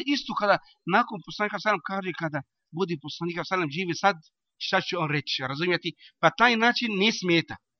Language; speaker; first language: Bosnian; non-native, learner; Arabic